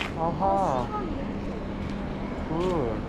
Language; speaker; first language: Korean; native; Korean